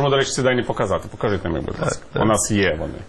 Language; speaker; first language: Ukrainian; native; Ukrainian